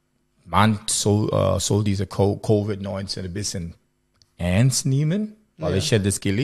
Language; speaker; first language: German; non-native, learner; English